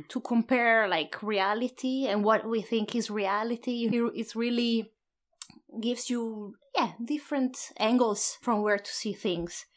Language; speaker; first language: English; non-native, fluent; Italian